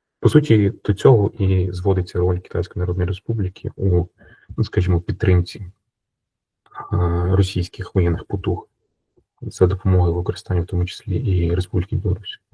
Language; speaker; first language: Ukrainian; native; Ukrainian